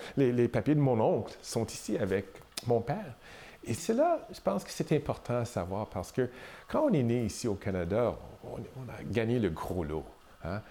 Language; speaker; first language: French; non-native, local second language; English